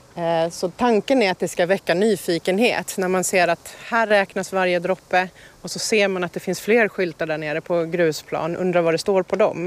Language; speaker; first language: Swedish; native; Swedish